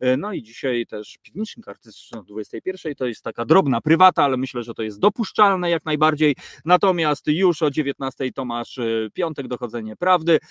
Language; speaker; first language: Polish; native; Polish